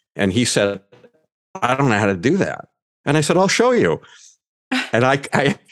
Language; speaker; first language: English; native; English